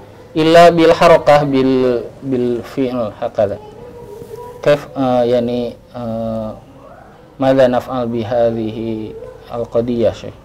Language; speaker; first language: Arabic; non-native, learner; Indonesian